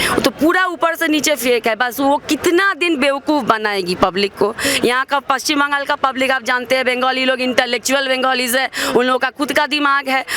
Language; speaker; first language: Hindi; non-native, local second language; Bangla